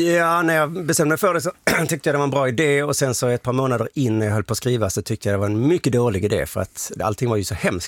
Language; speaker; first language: Swedish; native; Swedish